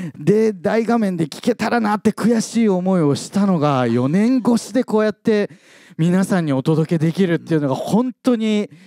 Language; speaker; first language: Japanese; native; Japanese